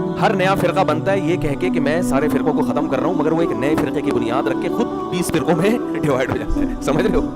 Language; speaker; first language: Urdu; native; Urdu